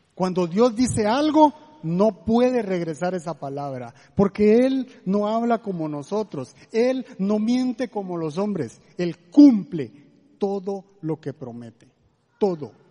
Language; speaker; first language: Spanish; native; Spanish